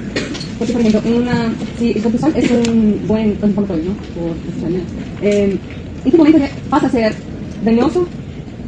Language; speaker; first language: Spanish; native; Spanish